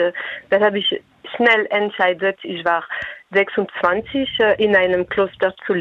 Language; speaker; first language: German; non-native, fluent; French